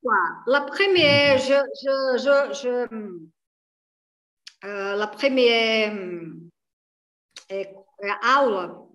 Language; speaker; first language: French; non-native, learner; Portuguese